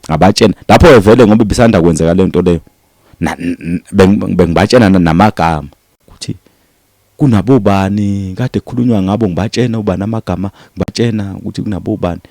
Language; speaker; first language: Zulu; native; Zulu